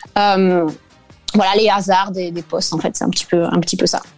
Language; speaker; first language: French; native; French